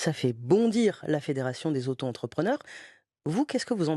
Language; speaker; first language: French; native; French